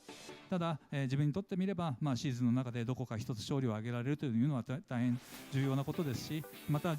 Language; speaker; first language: Japanese; native; Japanese